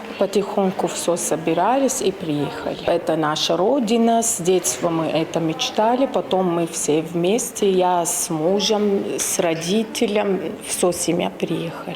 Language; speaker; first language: Russian; non-native, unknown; Adyghe